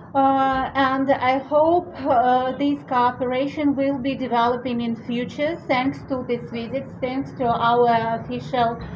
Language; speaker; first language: English; non-native, fluent; Russian